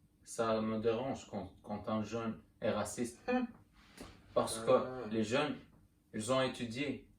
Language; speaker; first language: French; non-native, learner; German